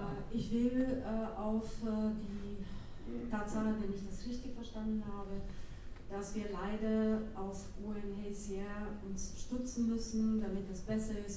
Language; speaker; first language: German; non-native, fluent; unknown